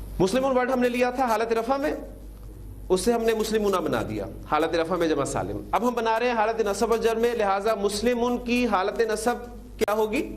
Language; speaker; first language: Urdu; native; Urdu